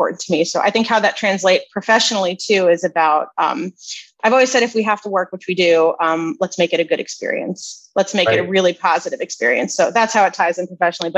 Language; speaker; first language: English; native; English